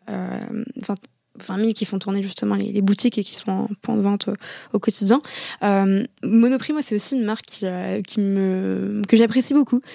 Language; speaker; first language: French; native; French